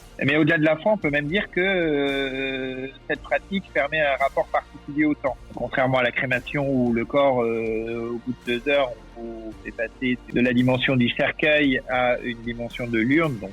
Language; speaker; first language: French; native; French